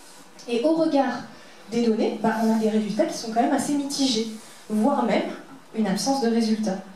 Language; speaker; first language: French; native; French